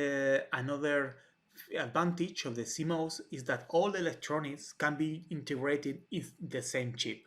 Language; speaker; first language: English; non-native, fluent; Spanish